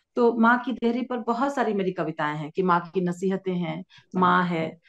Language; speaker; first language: Hindi; native; Hindi